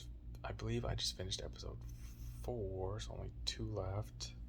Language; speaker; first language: English; native; English